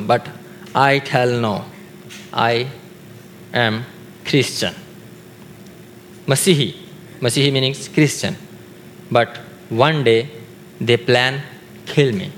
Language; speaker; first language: English; non-native, learner; Urdu